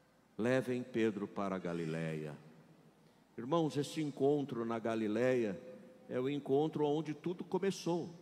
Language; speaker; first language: Portuguese; native; Portuguese